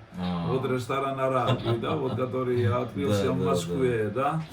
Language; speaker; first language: Russian; non-native, fluent; Georgian